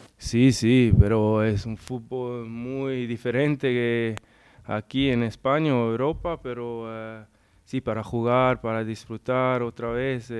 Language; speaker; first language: Spanish; non-native, learner; English